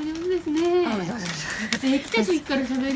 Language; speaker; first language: Japanese; native; Japanese